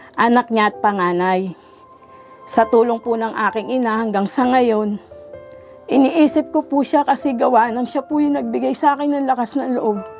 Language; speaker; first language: Filipino; native; Filipino